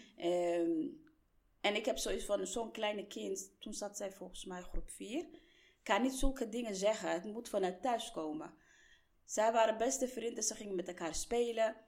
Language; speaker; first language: Dutch; non-native, fluent; Somali